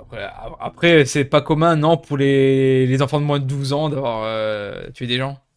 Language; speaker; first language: French; native; French